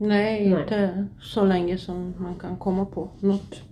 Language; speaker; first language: Swedish; non-native, fluent; Polish